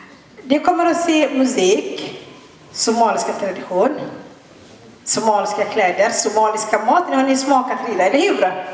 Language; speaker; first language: Swedish; non-native, learner; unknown